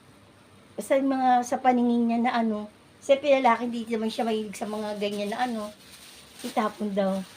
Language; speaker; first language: Filipino; native; Filipino